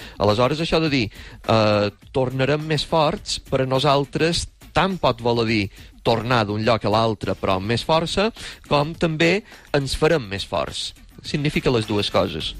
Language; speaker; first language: Catalan; native; Catalan